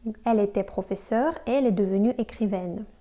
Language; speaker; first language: French; non-native, fluent; Russian